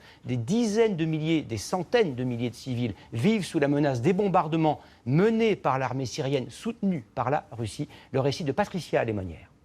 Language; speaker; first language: French; native; French